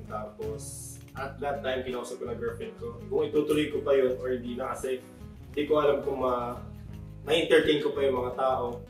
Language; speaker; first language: Filipino; native; Filipino